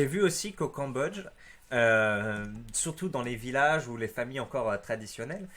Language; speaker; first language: French; native; French